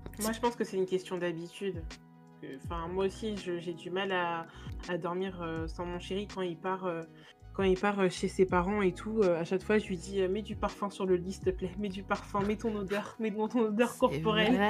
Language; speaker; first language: French; native; French